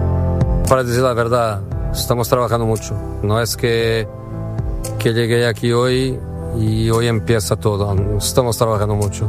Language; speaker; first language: Spanish; non-native, fluent; Portuguese